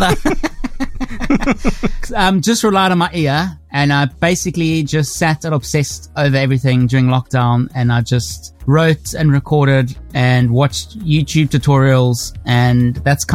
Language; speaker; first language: English; native; English